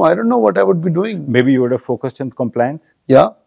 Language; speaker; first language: English; non-native, local second language; Punjabi